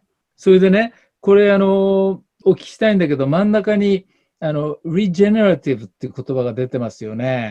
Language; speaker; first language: Japanese; native; Japanese